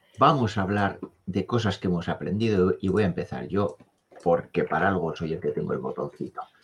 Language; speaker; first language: Spanish; native; Spanish